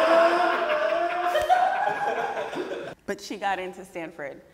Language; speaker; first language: English; native; English